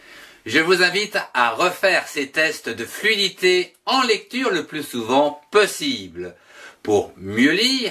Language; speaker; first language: French; native; French